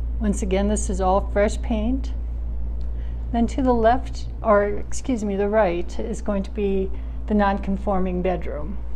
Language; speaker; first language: English; native; English